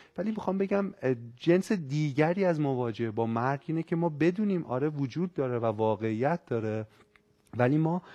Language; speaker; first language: Persian; native; Persian